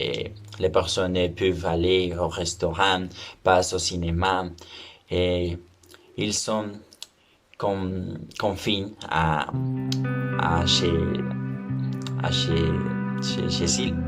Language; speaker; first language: French; non-native, learner; Spanish